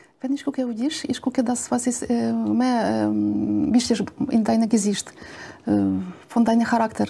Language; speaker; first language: German; non-native, learner; Ukrainian